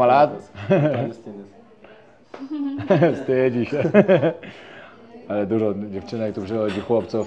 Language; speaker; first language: Polish; native; Polish